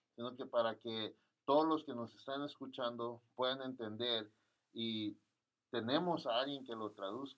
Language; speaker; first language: Spanish; early bilingual, heritage; Spanish